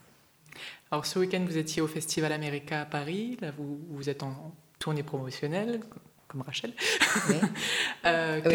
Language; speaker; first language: French; native; French